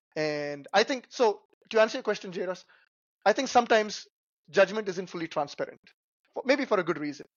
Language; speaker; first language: English; non-native, local second language; Tamil